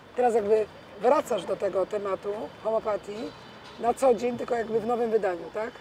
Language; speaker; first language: Polish; native; Polish